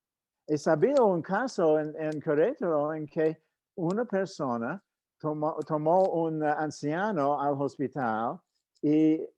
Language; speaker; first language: Spanish; non-native, fluent; English